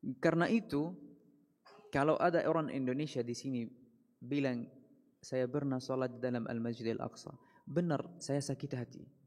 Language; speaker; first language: Malay; non-native, fluent; Arabic